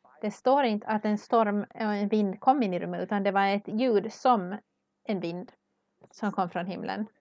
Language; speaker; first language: Swedish; non-native, learner; English